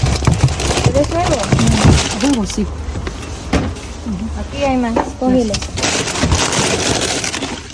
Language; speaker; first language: Spanish; non-native, learner; Filipino